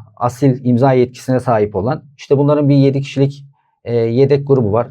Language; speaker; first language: Turkish; native; Turkish